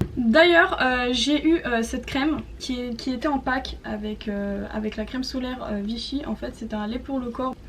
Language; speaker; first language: French; native; French